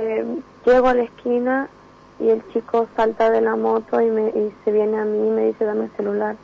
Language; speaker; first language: Spanish; native; Spanish